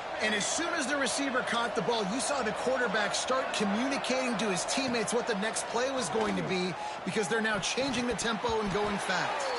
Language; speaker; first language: English; native; English